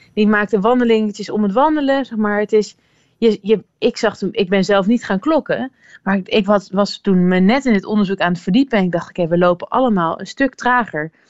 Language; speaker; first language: Dutch; native; Dutch